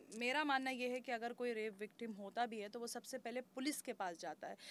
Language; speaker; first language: Hindi; native; Hindi